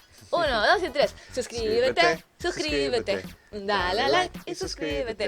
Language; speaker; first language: Spanish; native; Spanish